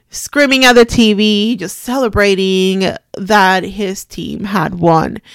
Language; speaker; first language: English; non-native, fluent; Spanish